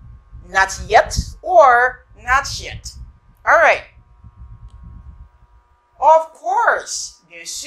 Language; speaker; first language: English; non-native, fluent; Haitian Creole